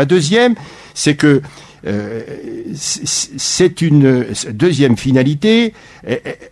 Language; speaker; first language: French; native; French